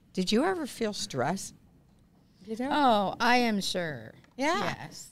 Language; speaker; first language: English; native; English